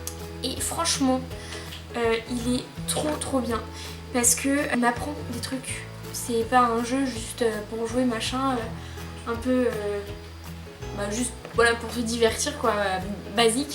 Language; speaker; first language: French; native; French